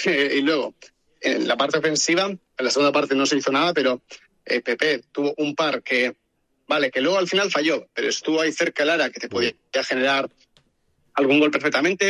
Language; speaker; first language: Spanish; native; Spanish